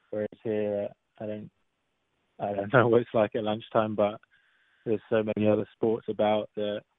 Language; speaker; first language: English; native; English